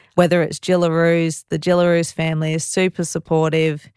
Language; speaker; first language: English; native; English